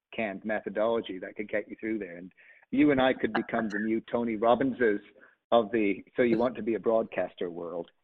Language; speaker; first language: English; native; English